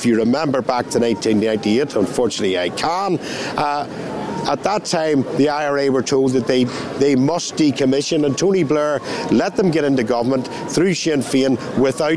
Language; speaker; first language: English; native; English